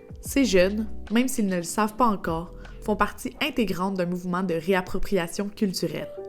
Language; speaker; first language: French; native; French